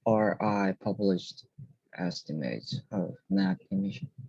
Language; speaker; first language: English; non-native, learner; Korean